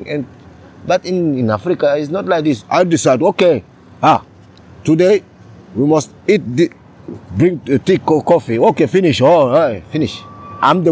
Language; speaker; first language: English; non-native, learner; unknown